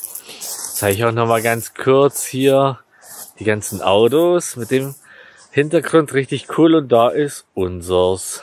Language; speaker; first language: German; native; German